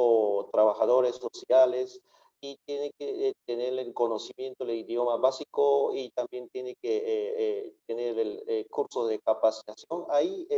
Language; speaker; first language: Spanish; non-native, fluent; Japanese